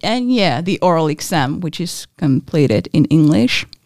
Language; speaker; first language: English; non-native, fluent; Finnish